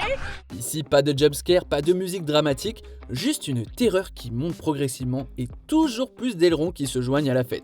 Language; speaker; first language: French; native; French